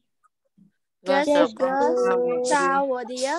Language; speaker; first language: French; non-native, learner; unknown